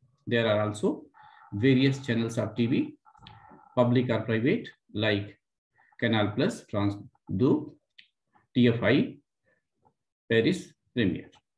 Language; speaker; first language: English; non-native, local second language; Hindi